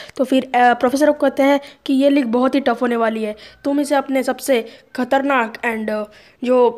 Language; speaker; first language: Hindi; native; Hindi